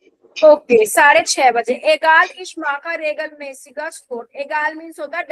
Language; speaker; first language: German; non-native, fluent; Hindi